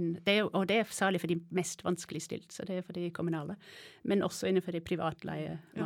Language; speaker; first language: Norwegian; non-native, fluent; English